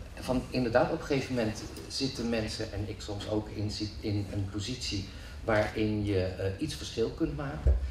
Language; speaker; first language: Dutch; native; Dutch